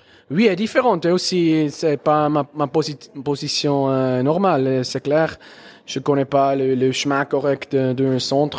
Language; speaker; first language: French; non-native, local second language; German